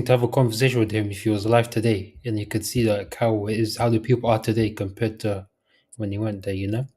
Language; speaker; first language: English; early bilingual, heritage; Arabic